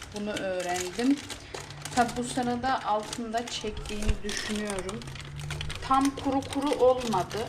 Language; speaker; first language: Turkish; native; Turkish